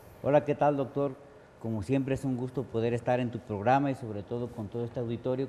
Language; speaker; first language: Spanish; native; Spanish